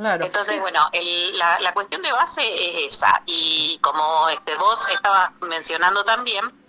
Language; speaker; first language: Spanish; native; Spanish